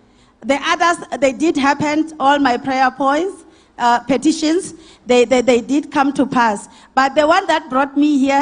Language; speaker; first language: English; non-native, local second language; Northern Sotho